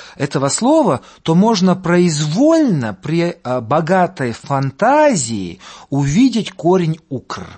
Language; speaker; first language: Russian; non-native, fluent; Latvian